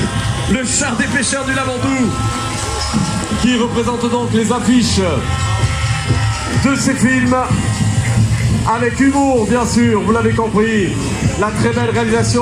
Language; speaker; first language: French; native; French